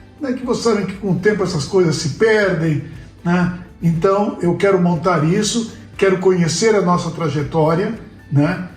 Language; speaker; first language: Portuguese; early bilingual, other home language; Spanish